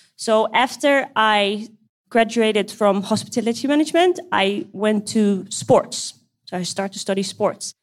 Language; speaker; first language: English; non-native, fluent; Dutch